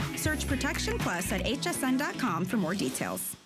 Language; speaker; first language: English; native; English